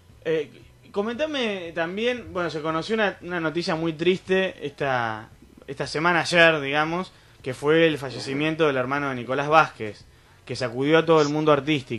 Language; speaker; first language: Spanish; native; Spanish